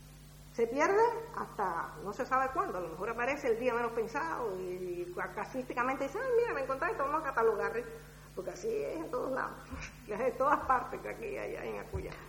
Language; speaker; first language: Spanish; native; Spanish